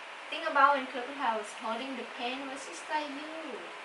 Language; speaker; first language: English; non-native, learner; Thai